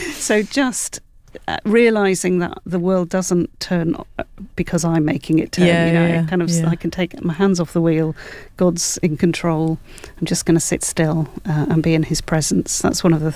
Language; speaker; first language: English; native; English